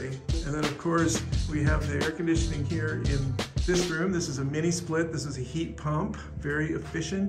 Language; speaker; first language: English; native; English